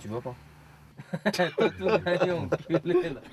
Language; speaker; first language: French; native; French